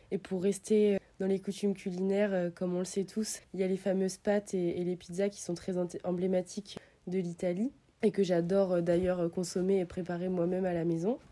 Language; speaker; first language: French; early bilingual, other home language; Italian